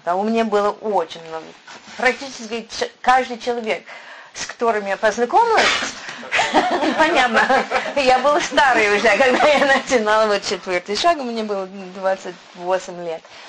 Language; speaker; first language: Russian; non-native, learner; English